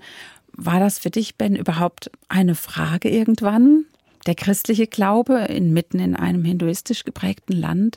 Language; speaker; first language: German; native; German